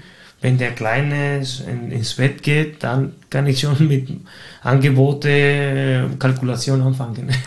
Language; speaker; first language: German; non-native, fluent; Spanish